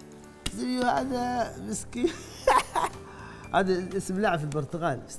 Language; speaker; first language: Arabic; native; Arabic